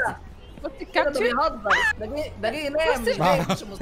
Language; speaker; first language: Arabic; native; Arabic